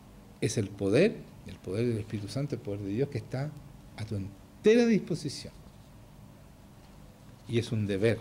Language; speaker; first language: Spanish; native; Spanish